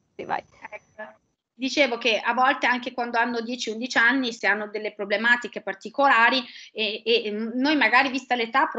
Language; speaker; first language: Italian; native; Italian